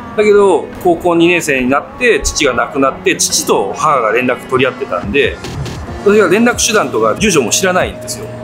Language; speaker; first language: Japanese; native; Japanese